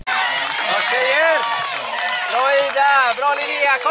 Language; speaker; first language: Swedish; native; Swedish